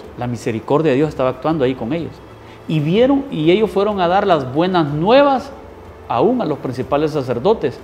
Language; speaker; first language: Spanish; native; Spanish